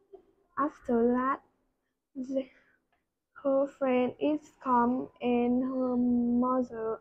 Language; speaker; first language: English; non-native, learner; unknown